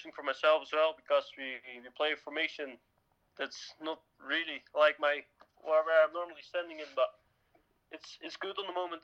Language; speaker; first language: English; non-native, fluent; Dutch